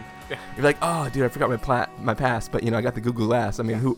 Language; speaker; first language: English; native; English